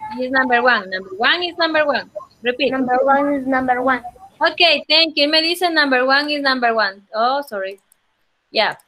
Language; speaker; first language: English; non-native, learner; Spanish